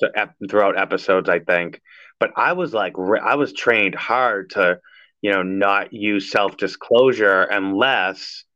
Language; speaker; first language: English; native; English